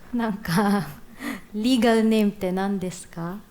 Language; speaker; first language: Japanese; non-native, learner; English